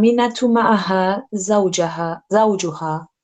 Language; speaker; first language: Arabic; non-native, learner; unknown